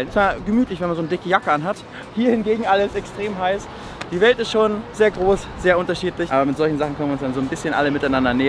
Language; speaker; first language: German; native; German